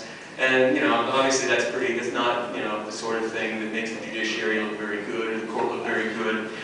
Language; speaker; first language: English; native; English